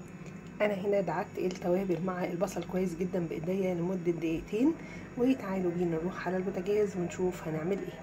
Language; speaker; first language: Arabic; native; Arabic